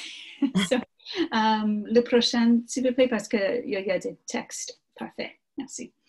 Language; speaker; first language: French; non-native, learner; English